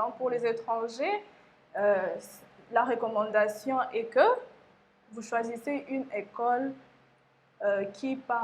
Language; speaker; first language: French; non-native, local second language; Lingala